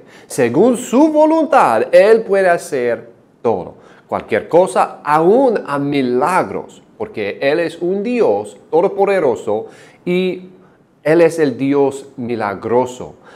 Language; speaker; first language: Spanish; non-native, fluent; English